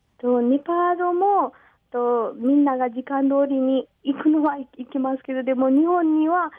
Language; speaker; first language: Japanese; non-native, learner; Nepali